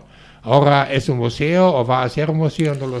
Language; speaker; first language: Spanish; non-native, fluent; German